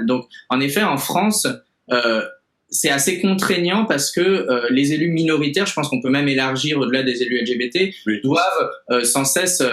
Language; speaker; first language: French; native; French